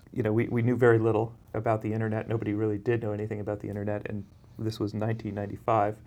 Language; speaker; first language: English; native; English